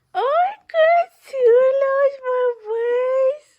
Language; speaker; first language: Spanish; early bilingual, other home language; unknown